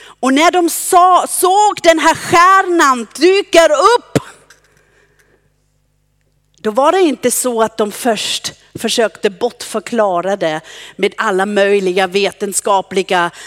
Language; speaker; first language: Swedish; non-native, fluent; German